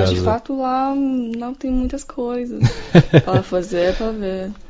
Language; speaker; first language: Portuguese; non-native, fluent; Chinese